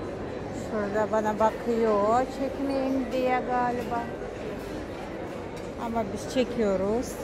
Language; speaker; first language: Turkish; non-native, learner; Russian